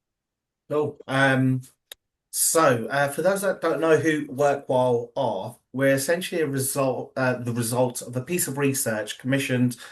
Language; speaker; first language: English; native; English